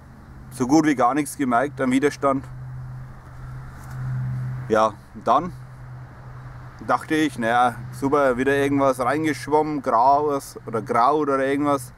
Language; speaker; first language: German; native; German